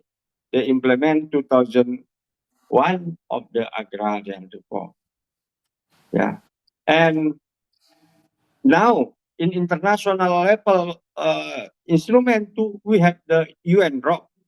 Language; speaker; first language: English; non-native, learner; Indonesian